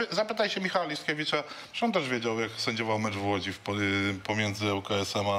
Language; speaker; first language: Polish; native; Polish